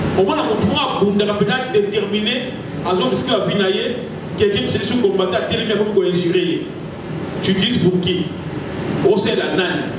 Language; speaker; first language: French; non-native, local second language; Lingala